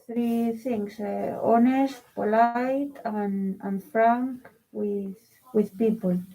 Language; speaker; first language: English; non-native, learner; Spanish